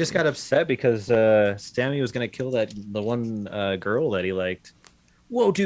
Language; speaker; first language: English; native; English